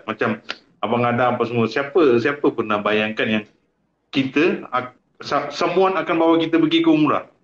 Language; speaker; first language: Malay; non-native, local second language; Tamil